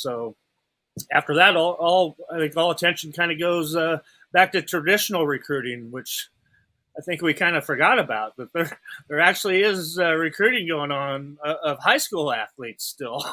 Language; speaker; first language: English; native; English